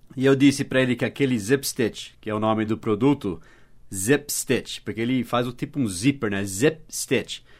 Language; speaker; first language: Portuguese; non-native, fluent; English